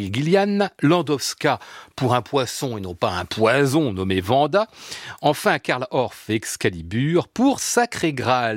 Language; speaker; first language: French; native; French